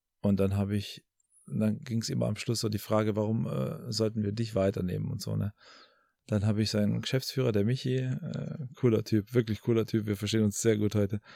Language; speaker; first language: German; early bilingual, other home language; Albanian